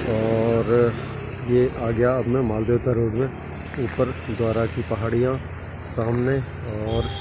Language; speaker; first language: Hindi; native; Hindi